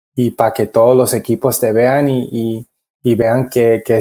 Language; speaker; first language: Spanish; early bilingual, heritage; Spanish